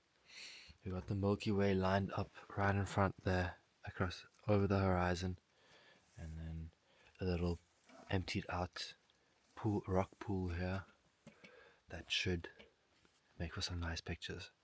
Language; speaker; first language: English; native; English